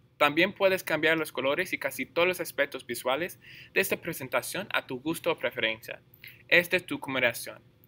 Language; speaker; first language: Spanish; non-native, fluent; English